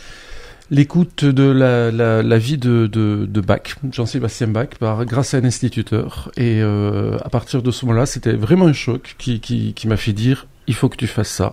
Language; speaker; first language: French; native; French